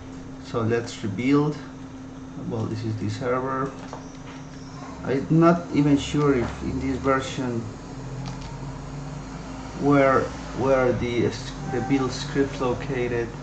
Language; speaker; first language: English; non-native, fluent; Spanish